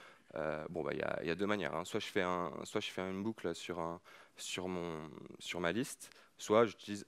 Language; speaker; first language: French; native; French